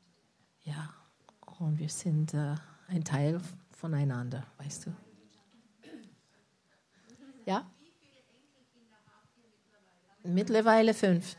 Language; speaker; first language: German; non-native, learner; English